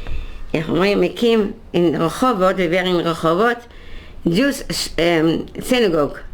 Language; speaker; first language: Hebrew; non-native, fluent; Dutch